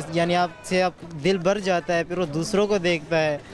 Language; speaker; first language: Urdu; native; Urdu